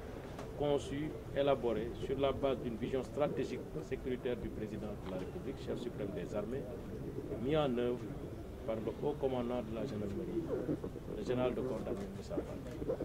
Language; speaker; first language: French; non-native, local second language; Wolof